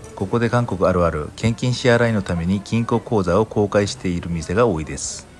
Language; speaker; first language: Japanese; non-native, fluent; Korean